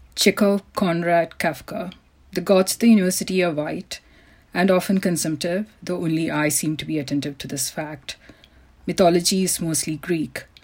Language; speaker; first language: English; non-native, local second language; Malayalam